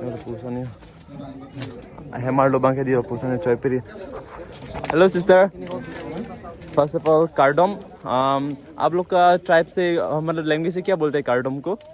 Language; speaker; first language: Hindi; non-native, local second language; Karbi